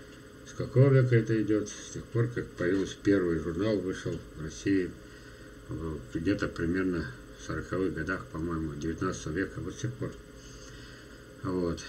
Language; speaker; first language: Russian; native; Russian